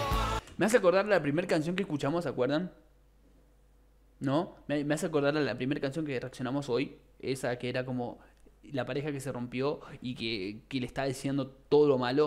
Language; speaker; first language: Spanish; native; Spanish